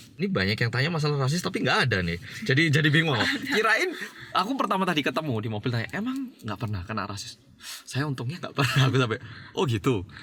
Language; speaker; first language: Indonesian; non-native, fluent; Korean